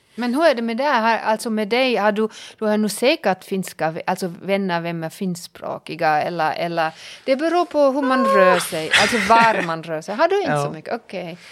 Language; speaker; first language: Swedish; non-native, learner; German